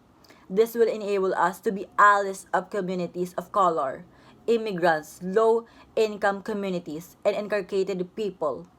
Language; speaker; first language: English; non-native, local second language; Filipino